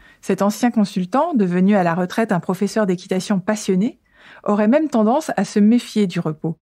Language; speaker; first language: French; native; French